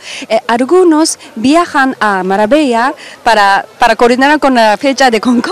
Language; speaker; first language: Spanish; non-native, learner; Japanese